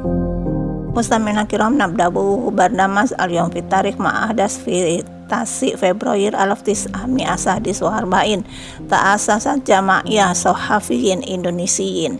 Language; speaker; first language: Arabic; non-native, fluent; Indonesian